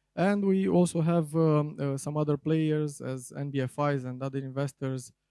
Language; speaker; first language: English; non-native, fluent; Romanian